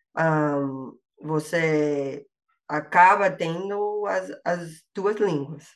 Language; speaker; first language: Portuguese; non-native, fluent; English